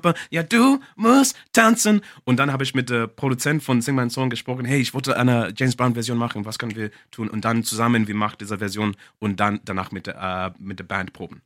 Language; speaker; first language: German; non-native, learner; English